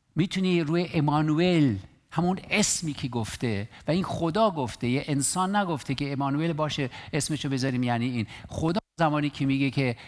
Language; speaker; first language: Persian; non-native, local second language; Armenian